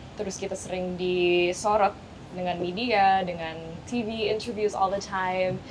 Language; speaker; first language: Indonesian; non-native, fluent; English